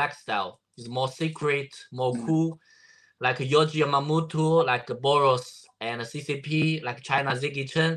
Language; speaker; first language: English; non-native, learner; Chinese